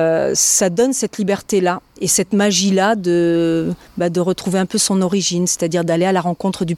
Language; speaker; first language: French; native; French